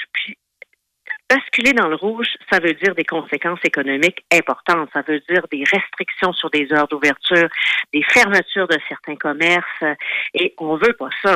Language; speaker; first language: French; native; French